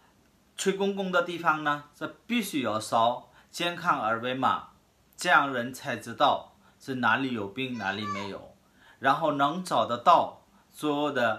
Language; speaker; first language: Chinese; non-native, fluent; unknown